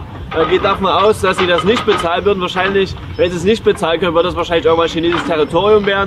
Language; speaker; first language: German; native; German